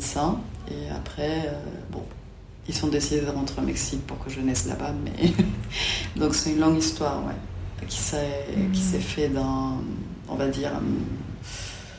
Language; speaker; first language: French; non-native, fluent; Spanish